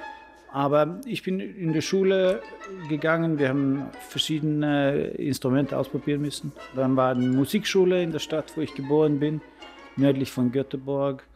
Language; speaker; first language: German; non-native, fluent; Swedish